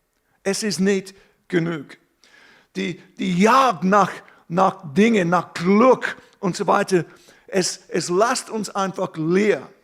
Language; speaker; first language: German; non-native, fluent; English